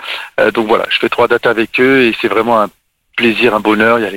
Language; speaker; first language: French; native; French